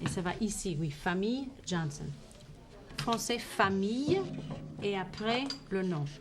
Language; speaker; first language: French; non-native, fluent; English